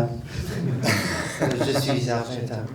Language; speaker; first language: French; non-native, learner; Spanish